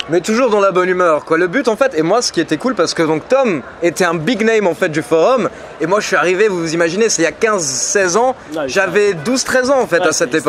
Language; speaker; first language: French; native; French